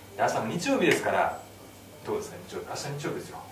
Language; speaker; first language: Japanese; native; Japanese